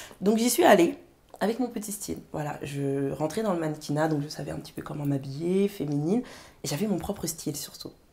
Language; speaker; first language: French; early bilingual, other home language; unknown